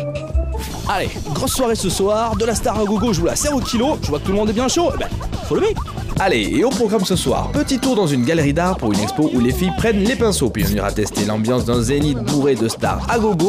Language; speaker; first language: French; native; French